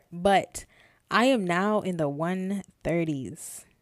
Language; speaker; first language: English; native; English